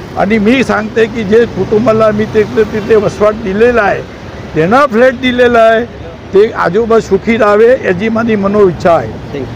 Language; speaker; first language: Marathi; non-native, local second language; Gujarati